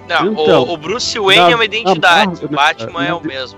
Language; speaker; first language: Portuguese; native; Portuguese